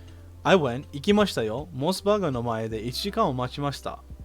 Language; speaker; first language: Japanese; non-native, learner; English